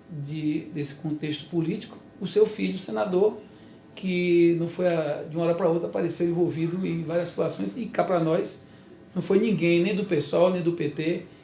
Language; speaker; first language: Portuguese; native; Portuguese